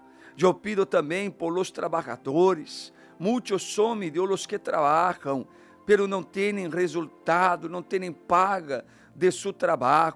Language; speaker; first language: Spanish; non-native, fluent; Portuguese